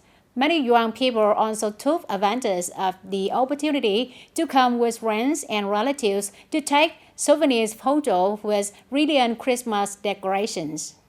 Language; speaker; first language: English; non-native, fluent; Vietnamese